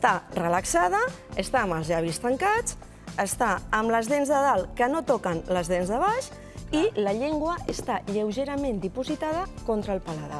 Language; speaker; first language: Catalan; native; Catalan